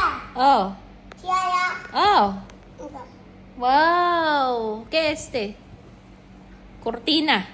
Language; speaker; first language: Spanish; non-native, learner; Filipino